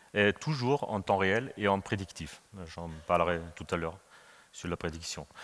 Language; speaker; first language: French; non-native, fluent; German